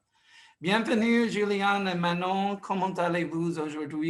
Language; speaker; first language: French; non-native, fluent; English